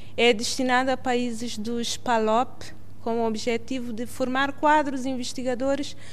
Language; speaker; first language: Portuguese; non-native, local second language; Kabuverdianu